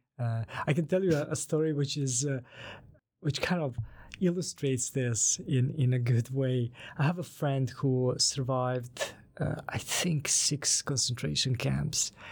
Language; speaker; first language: English; non-native, fluent; Bosnian